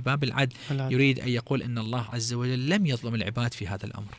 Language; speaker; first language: Arabic; native; Arabic